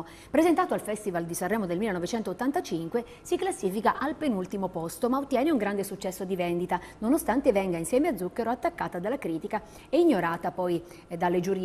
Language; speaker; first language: Italian; native; Italian